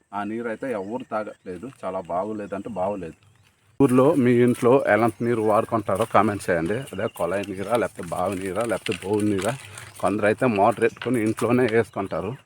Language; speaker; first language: Telugu; native; Telugu